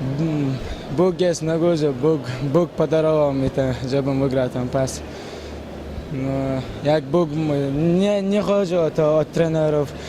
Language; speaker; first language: Polish; non-native, learner; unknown